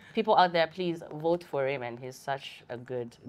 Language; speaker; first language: English; non-native, local second language; Bemba